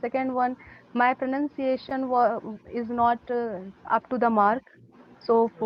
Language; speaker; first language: English; non-native, learner; Hindi